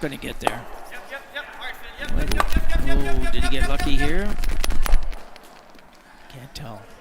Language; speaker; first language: English; native; English